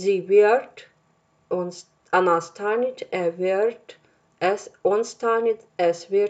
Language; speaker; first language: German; non-native, fluent; Russian